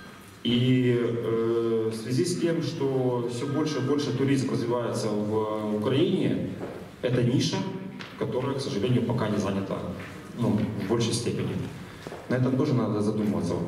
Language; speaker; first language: Russian; native; Russian